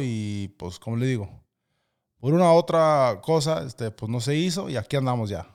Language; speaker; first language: Spanish; early bilingual, other home language; English